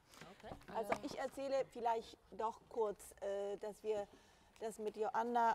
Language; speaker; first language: German; non-native, fluent; Polish